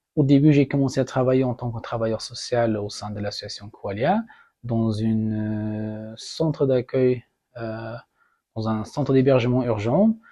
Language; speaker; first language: French; non-native, fluent; Persian